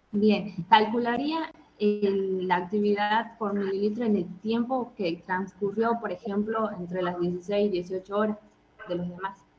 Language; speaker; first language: Spanish; native; Spanish